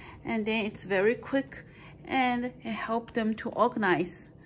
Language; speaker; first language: English; non-native, fluent; Chinese